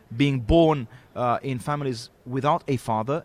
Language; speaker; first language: English; non-native, fluent; Romanian